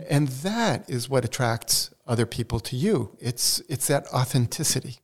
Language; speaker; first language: English; early bilingual, other home language; Portuguese